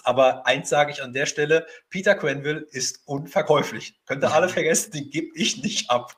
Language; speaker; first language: German; native; German